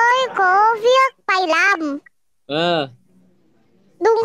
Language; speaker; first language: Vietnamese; non-native, learner; Indonesian